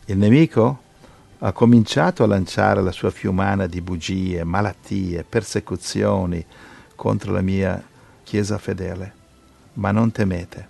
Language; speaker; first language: Italian; native; Italian